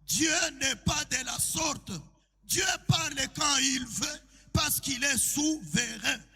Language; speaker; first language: French; non-native, local second language; Swahili